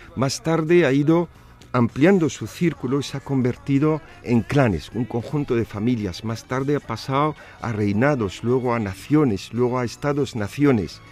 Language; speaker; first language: Spanish; non-native, fluent; Arabic